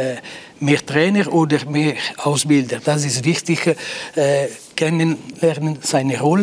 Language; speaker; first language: German; non-native, local second language; Italian